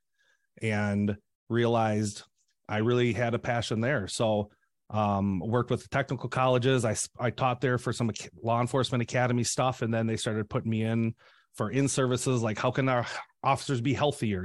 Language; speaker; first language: English; native; English